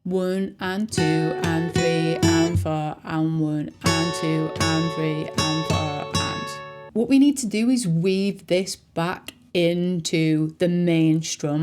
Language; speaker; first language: English; native; English